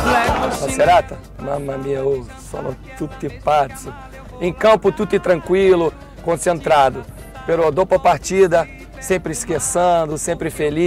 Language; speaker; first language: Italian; non-native, learner; Portuguese